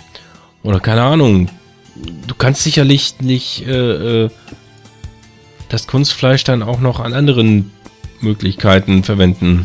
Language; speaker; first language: German; native; German